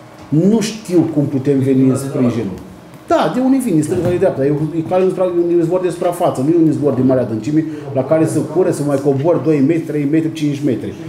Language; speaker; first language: Romanian; native; Romanian